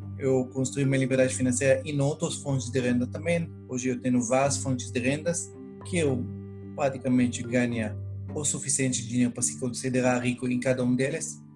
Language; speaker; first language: Portuguese; non-native, fluent; Hebrew